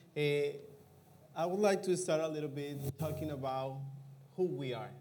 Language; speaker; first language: English; non-native, fluent; Spanish